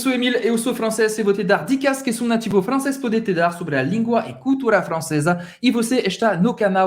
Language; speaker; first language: Portuguese; non-native, fluent; French